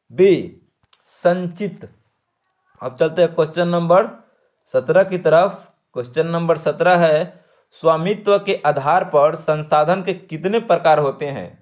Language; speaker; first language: Hindi; native; Hindi